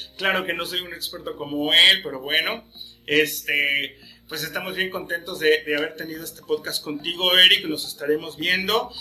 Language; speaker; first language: Spanish; native; Spanish